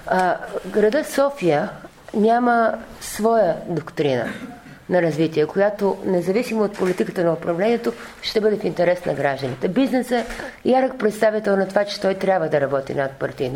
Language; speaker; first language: Bulgarian; native; Bulgarian